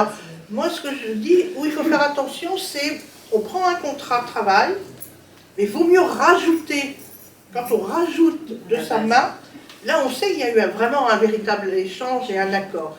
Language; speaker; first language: French; native; French